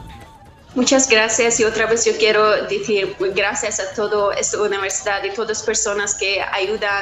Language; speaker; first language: Spanish; non-native, learner; Persian